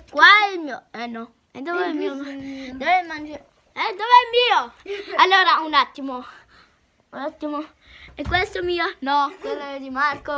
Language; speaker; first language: Italian; early bilingual, heritage; Italian